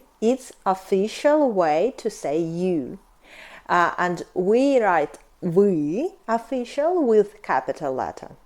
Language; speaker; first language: English; non-native, fluent; Russian